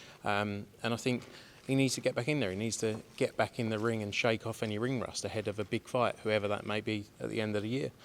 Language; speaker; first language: English; native; English